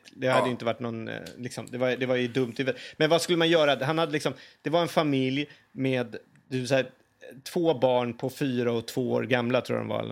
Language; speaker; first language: Swedish; native; Swedish